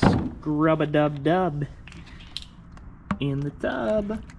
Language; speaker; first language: English; native; English